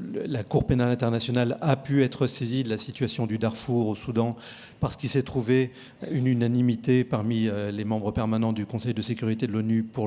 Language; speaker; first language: French; native; French